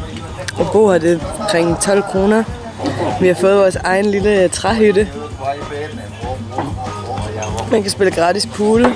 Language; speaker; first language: Danish; native; Danish